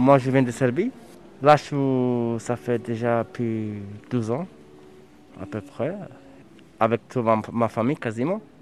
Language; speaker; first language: French; non-native, learner; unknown